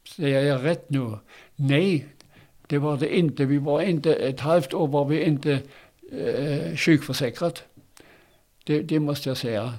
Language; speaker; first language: Swedish; non-native, fluent; German